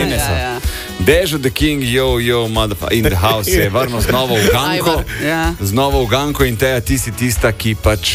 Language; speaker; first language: Slovenian; native; Slovenian